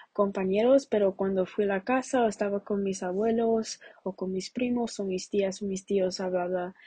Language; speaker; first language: Spanish; early bilingual, heritage; Spanish